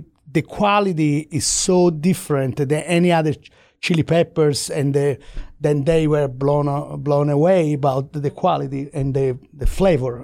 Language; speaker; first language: English; non-native, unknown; Italian